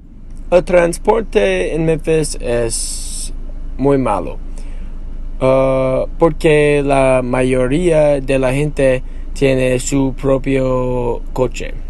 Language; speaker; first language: Spanish; non-native, learner; English